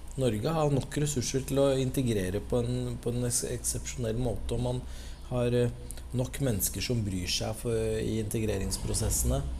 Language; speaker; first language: Norwegian; early bilingual, other home language; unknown